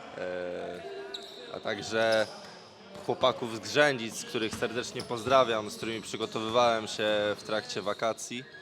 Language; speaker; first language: Polish; native; Polish